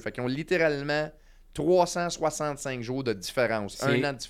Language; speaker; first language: French; native; French